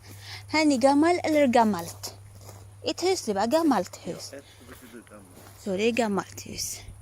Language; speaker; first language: Swedish; non-native, learner; Filipino